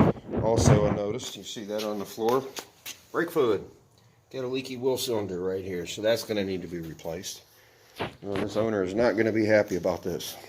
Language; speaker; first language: English; native; English